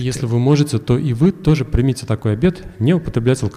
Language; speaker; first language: Russian; native; Russian